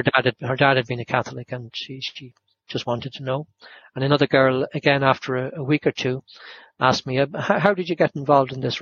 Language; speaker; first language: English; native; English